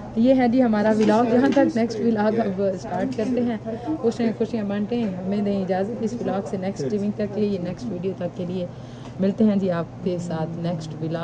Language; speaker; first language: Hindi; non-native, local second language; Punjabi